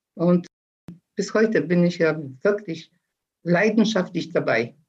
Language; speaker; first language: German; non-native, fluent; Polish